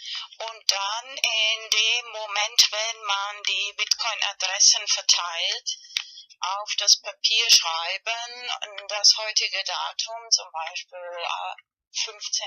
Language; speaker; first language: German; non-native, fluent; Spanish